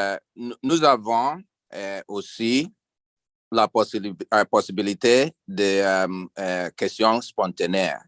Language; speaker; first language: French; non-native, learner; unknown